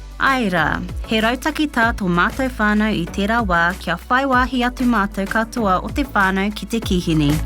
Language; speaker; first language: Māori; non-native, local second language; English